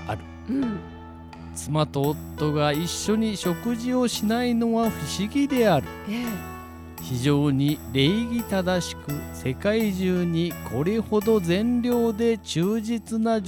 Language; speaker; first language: Japanese; native; Japanese